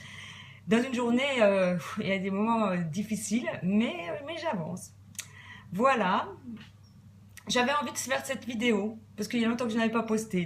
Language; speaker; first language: French; native; French